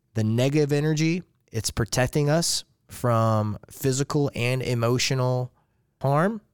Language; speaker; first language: English; native; English